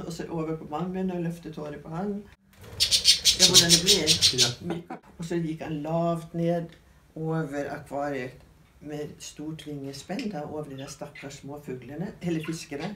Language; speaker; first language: Norwegian; native; Norwegian